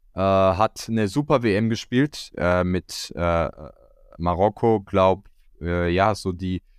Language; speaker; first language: German; early bilingual, other home language; Croatian